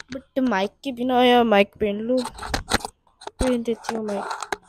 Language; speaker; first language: Hindi; non-native, local second language; Urdu